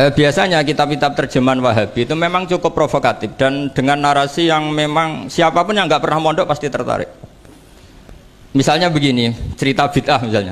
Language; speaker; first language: Indonesian; native; Indonesian